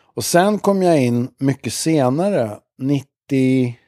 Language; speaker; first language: Swedish; native; Swedish